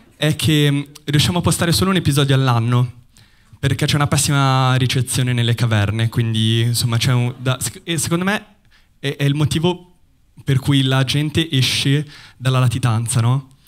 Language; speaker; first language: Italian; native; Italian